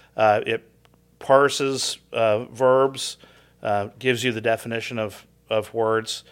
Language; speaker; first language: English; native; English